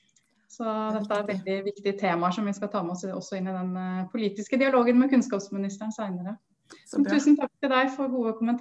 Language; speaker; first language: Norwegian; native; Norwegian